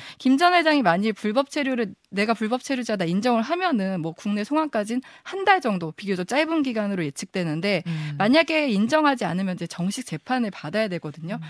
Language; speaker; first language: Korean; native; Korean